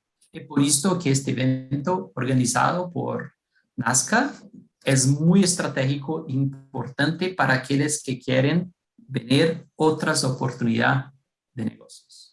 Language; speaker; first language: Spanish; non-native, fluent; Portuguese